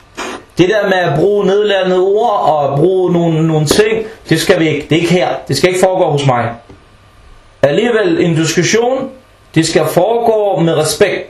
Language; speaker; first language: Danish; early bilingual, other home language; Arabic